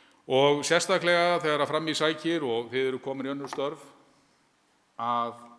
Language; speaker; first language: Icelandic; native; Icelandic